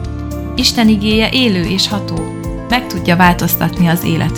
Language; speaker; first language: Hungarian; non-native, learner; English